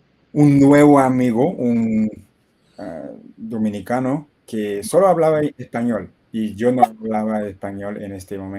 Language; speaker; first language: Spanish; non-native, fluent; English